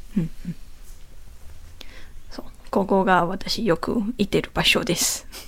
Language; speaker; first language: Japanese; non-native, learner; Chinese